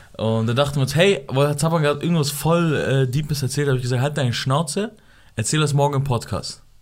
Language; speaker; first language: German; early bilingual, other home language; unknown